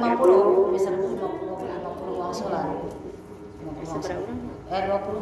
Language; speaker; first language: Indonesian; non-native, local second language; Sundanese